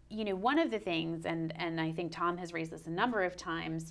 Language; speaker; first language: English; native; English